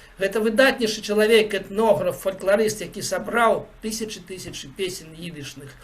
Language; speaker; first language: Belarusian; native; Belarusian